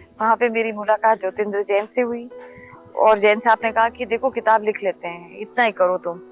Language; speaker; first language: Hindi; native; Hindi